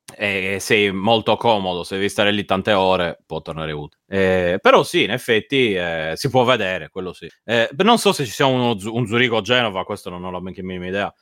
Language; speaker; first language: Italian; native; Italian